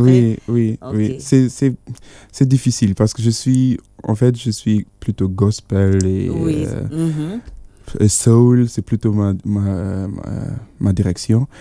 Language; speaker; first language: French; non-native, fluent; Yoruba